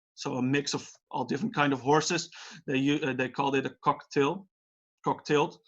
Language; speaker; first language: English; non-native, fluent; Dutch